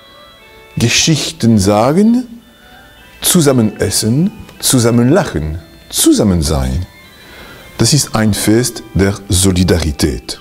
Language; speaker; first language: German; non-native, local second language; French